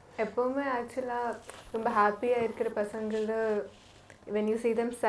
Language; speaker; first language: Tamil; non-native, learner; Tulu